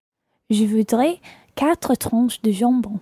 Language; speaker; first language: French; non-native, learner; English